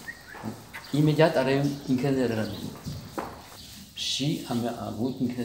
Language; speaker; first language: Romanian; non-native, learner; French